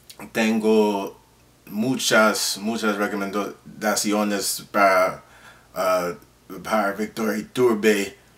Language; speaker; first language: Spanish; non-native, learner; English